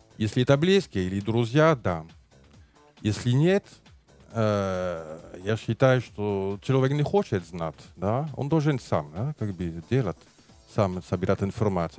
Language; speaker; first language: Russian; non-native, learner; French